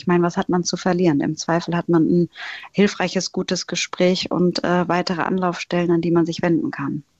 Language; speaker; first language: German; native; German